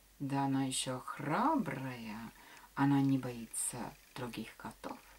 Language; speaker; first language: Russian; non-native, local second language; Latvian